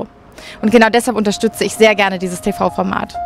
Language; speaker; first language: German; native; German